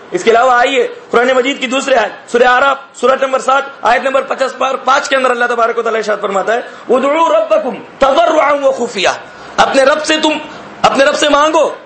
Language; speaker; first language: Urdu; native; Urdu